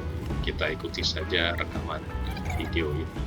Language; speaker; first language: Indonesian; native; Indonesian